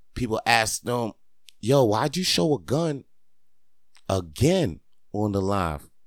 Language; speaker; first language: English; native; English